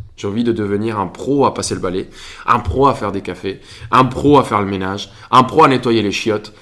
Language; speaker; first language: French; non-native, fluent; Spanish